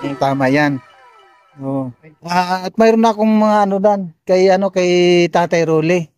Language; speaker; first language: Filipino; native; Filipino